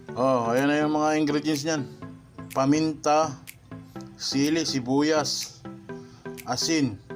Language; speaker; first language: Filipino; non-native, local second language; Bikol